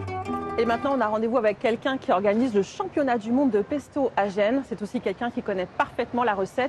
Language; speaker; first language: French; native; French